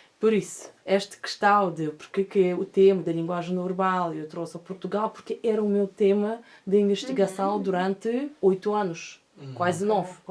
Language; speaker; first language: Portuguese; non-native, fluent; Russian